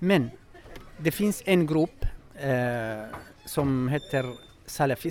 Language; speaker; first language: Swedish; non-native, fluent; Arabic